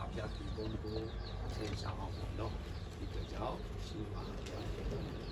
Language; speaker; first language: Burmese; non-native, local second language; S'gaw Karen